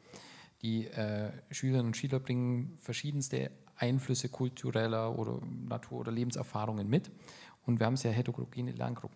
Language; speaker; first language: German; native; German